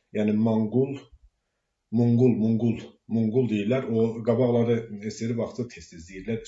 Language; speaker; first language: Azerbaijani; non-native, local second language; Talysh